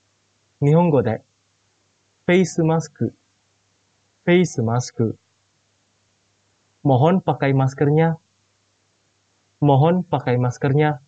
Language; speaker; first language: Japanese; non-native, fluent; Indonesian